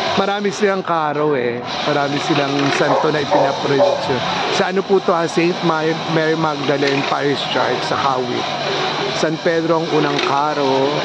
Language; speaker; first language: Filipino; native; Filipino